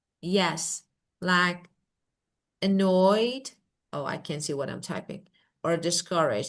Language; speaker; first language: English; non-native, fluent; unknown